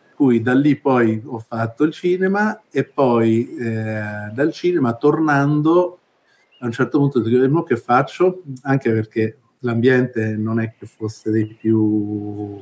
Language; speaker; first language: Italian; early bilingual, other home language; Spanish